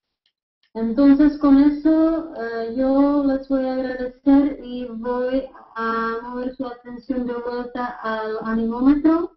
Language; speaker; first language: Spanish; non-native, fluent; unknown